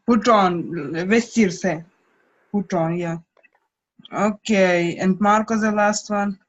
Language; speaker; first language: English; non-native, fluent; Russian